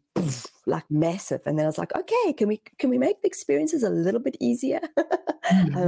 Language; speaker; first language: English; native; English